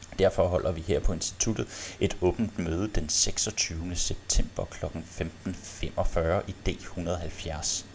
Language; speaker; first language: Danish; native; Danish